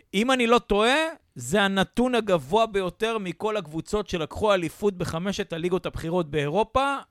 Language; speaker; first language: Hebrew; native; Hebrew